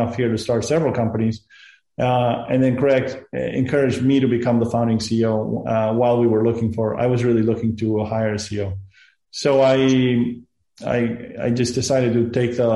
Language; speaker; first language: English; non-native, fluent; Spanish